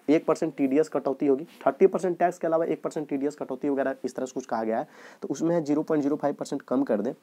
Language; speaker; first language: Hindi; native; Hindi